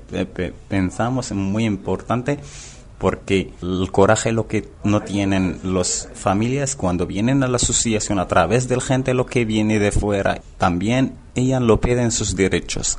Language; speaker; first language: Spanish; non-native, learner; Arabic